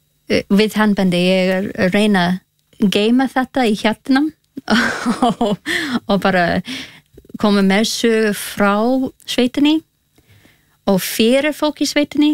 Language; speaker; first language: Icelandic; non-native, learner; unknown